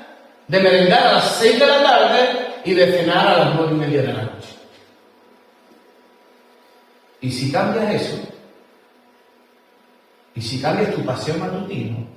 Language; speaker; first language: Spanish; native; Spanish